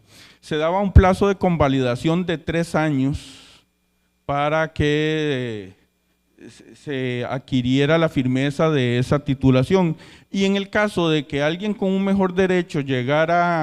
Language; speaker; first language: Spanish; native; Spanish